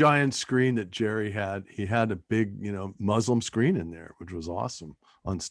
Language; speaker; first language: English; native; English